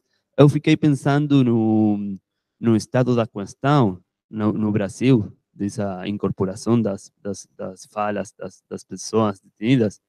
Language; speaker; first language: Portuguese; non-native, fluent; Spanish